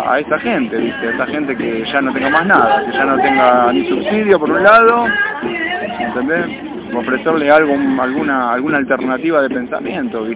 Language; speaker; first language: Spanish; native; Spanish